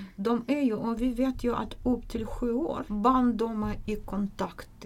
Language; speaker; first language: Swedish; non-native, fluent; Russian